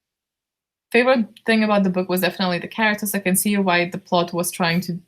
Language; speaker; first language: English; non-native, fluent; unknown